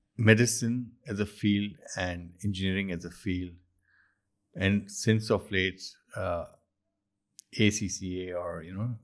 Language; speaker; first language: English; non-native, local second language; Urdu